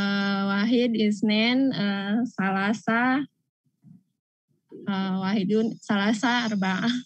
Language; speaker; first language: Arabic; non-native, learner; Indonesian